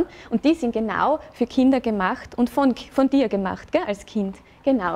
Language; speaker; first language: German; native; German